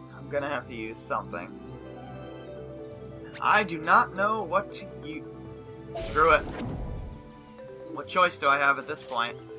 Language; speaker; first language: English; native; English